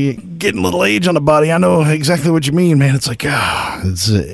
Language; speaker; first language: English; native; English